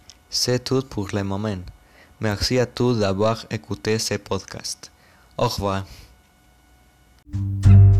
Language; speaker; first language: French; non-native, learner; Spanish